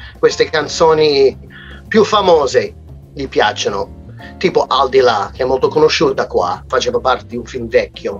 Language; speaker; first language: Italian; non-native, fluent; English